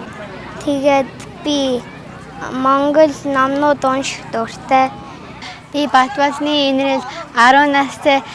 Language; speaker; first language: Mongolian; early bilingual, heritage; Mongolian